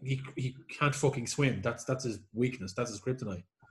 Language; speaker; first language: English; native; English